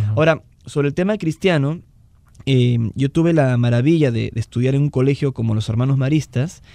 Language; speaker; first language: Spanish; native; Spanish